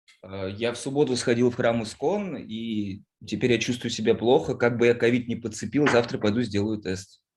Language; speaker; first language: Russian; native; Russian